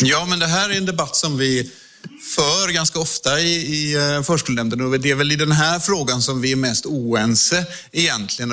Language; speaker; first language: Swedish; native; Swedish